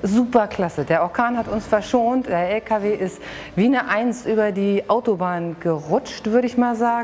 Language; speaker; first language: German; native; German